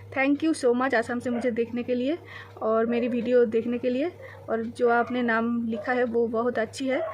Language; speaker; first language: Hindi; non-native, local second language; Bangla